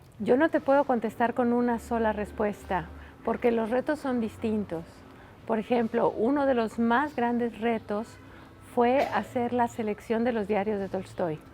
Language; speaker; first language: Spanish; native; Spanish